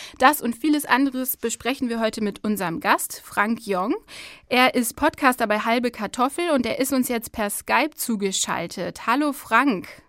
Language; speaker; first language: German; native; German